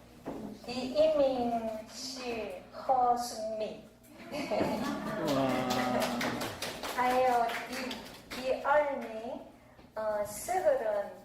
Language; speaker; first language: Chinese; non-native, learner; Korean